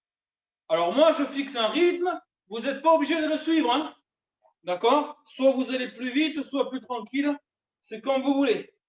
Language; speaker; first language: French; native; French